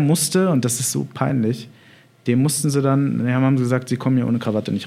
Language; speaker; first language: German; native; German